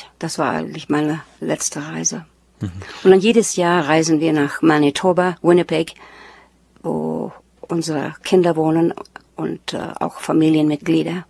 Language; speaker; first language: German; early bilingual, heritage; German